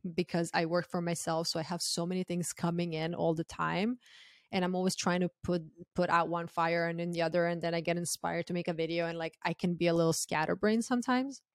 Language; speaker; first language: English; non-native, fluent; Croatian